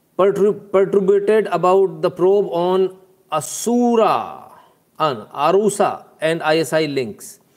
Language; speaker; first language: Hindi; native; Hindi